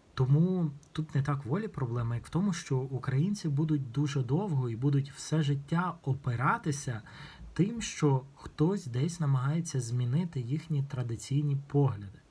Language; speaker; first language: Ukrainian; non-native, local second language; Russian